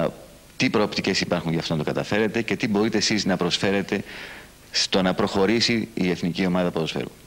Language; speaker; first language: Greek; native; Greek